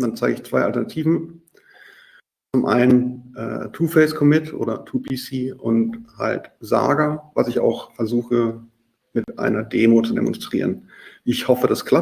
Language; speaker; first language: German; native; German